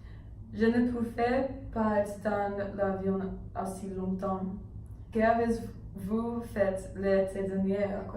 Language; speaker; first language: French; non-native, learner; English